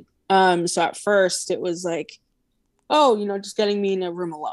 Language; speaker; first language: English; native; English